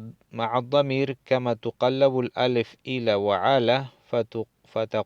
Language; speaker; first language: Arabic; non-native, fluent; Spanish